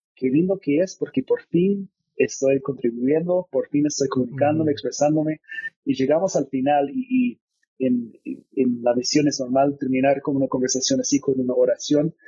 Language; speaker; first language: Spanish; non-native, fluent; English